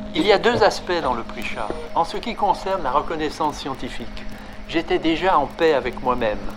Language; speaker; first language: French; native; French